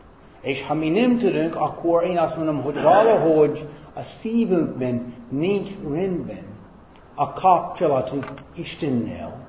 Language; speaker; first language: Hungarian; non-native, fluent; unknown